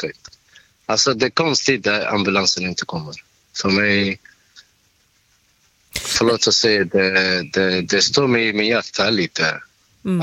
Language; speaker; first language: Swedish; non-native, learner; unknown